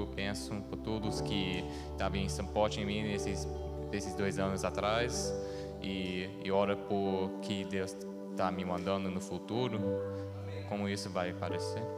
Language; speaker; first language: Portuguese; early bilingual, heritage; Portuguese